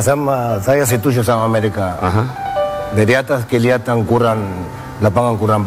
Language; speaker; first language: Indonesian; non-native, fluent; Spanish